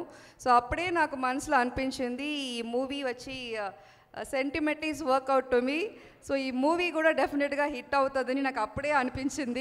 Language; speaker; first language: Telugu; non-native, learner; Tamil